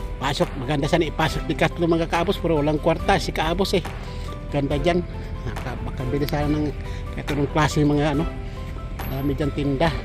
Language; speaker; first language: Filipino; non-native, local second language; Cebuano